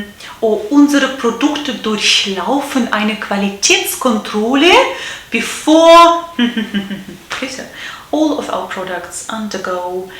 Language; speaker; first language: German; non-native, fluent; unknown